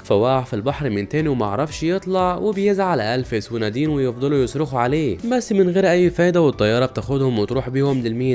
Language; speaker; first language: Arabic; native; Arabic